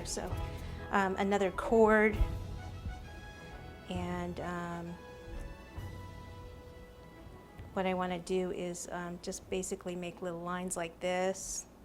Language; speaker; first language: English; native; English